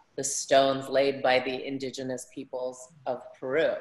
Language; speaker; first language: English; early bilingual, other home language; Spanish